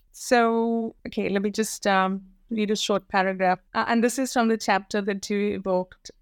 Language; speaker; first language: English; non-native, local second language; Hindi